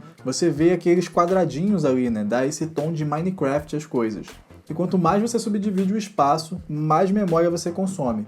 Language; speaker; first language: Portuguese; native; Portuguese